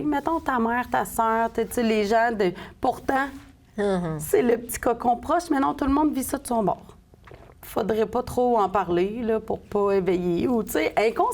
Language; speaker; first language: French; native; French